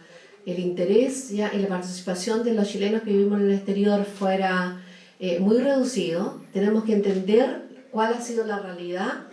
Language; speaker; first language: Spanish; native; Spanish